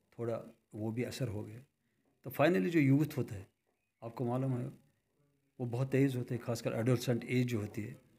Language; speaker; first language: Hindi; non-native, local second language; Kashmiri